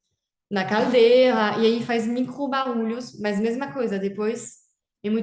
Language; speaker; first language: Portuguese; non-native, fluent; French